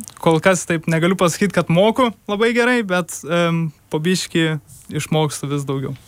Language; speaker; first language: Lithuanian; early bilingual, heritage; German